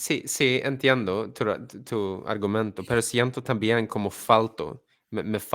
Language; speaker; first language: Spanish; non-native, fluent; Swedish